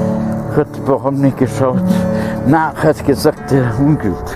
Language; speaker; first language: German; non-native, fluent; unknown